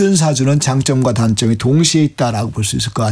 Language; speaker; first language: Korean; native; Korean